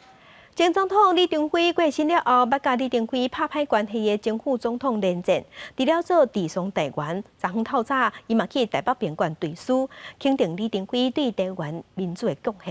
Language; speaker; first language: Chinese; native; Chinese